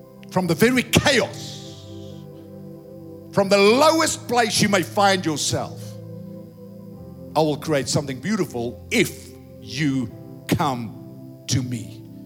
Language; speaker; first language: English; non-native, local second language; Afrikaans